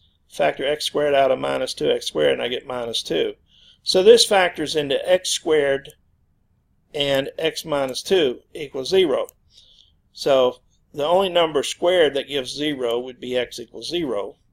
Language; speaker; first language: English; native; English